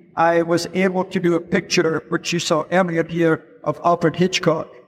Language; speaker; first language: English; native; English